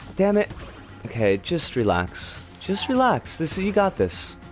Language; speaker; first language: English; native; English